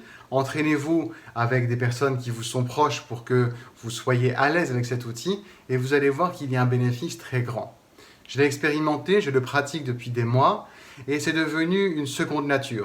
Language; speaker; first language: French; native; French